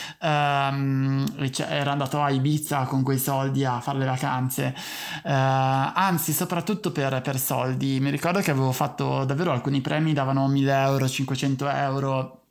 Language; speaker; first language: Italian; native; Italian